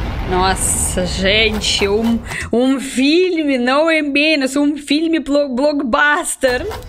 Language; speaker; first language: Portuguese; non-native, learner; Russian